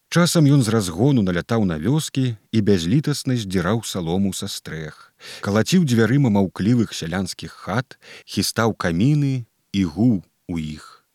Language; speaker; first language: Belarusian; native; Belarusian